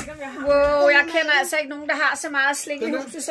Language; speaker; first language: Danish; native; Danish